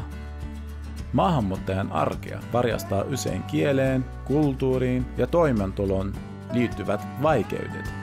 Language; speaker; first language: Finnish; non-native, fluent; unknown